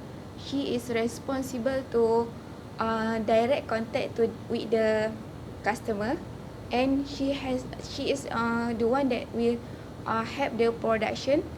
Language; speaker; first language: English; non-native, learner; Malay